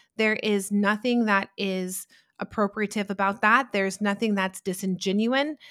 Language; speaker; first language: English; early bilingual, other home language; Italian